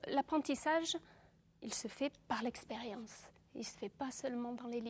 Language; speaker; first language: French; native; French